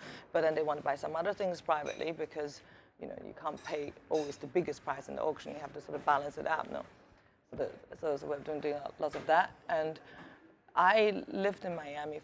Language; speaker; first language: English; native; English